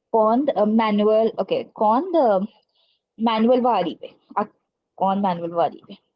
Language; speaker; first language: French; non-native, fluent; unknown